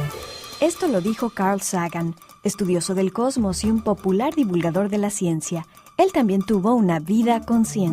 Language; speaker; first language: Spanish; native; Spanish